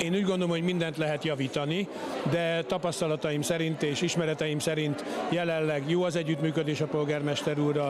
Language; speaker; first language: Hungarian; native; Hungarian